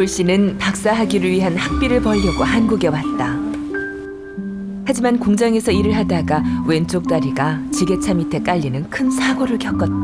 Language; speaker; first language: Korean; native; Korean